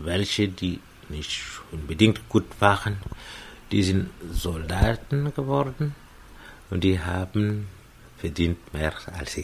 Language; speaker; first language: German; non-native, fluent; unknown